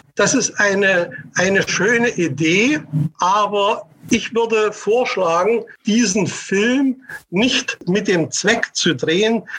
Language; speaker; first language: German; native; German